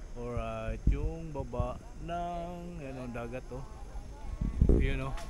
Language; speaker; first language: Filipino; non-native, local second language; Cebuano